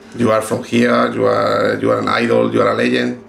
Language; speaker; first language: English; non-native, learner; Spanish